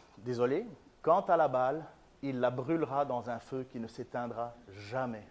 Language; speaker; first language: French; native; French